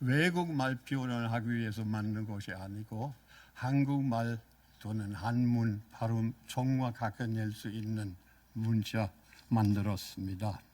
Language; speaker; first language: Korean; non-native, fluent; German